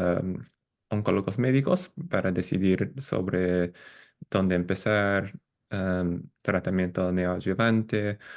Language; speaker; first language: Spanish; non-native, fluent; English